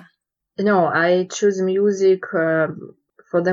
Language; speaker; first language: English; non-native, learner; Russian